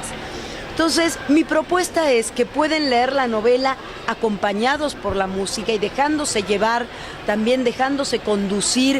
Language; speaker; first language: Spanish; native; Spanish